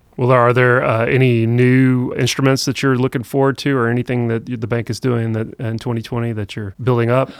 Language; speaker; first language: English; native; English